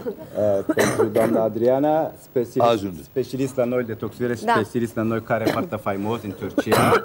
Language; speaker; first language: Romanian; non-native, learner; Turkish